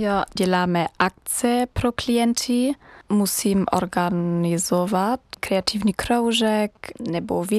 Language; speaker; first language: Czech; non-native, learner; German